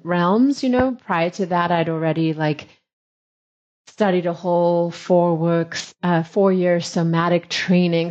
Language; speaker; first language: English; native; English